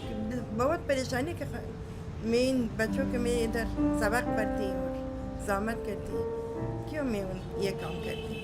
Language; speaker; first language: Hindi; non-native, learner; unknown